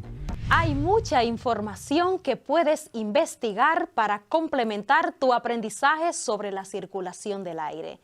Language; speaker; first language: Spanish; native; Spanish